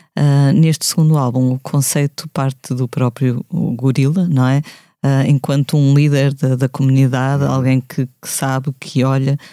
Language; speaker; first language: Portuguese; native; Portuguese